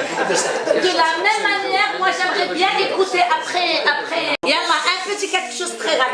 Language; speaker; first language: French; non-native, local second language; Arabic